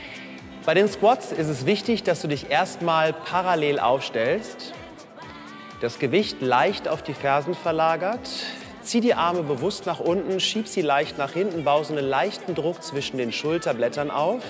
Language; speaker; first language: German; native; German